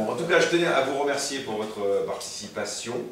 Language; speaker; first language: French; native; French